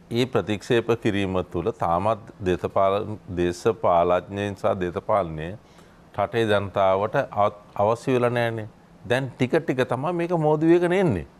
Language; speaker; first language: Sinhala; native; Sinhala